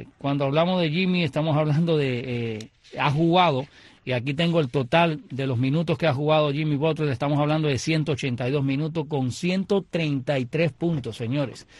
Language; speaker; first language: Spanish; native; Spanish